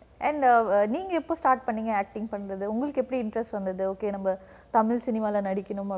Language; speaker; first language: Tamil; native; Tamil